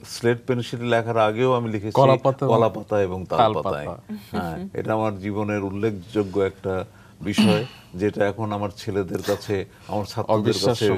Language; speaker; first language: Bangla; native; Bangla